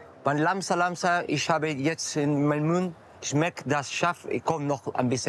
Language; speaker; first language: German; non-native, learner; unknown